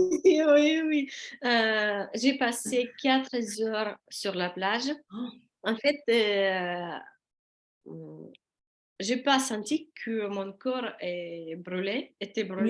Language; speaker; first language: French; non-native, learner; Russian